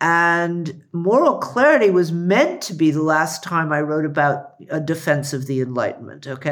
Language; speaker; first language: English; native; English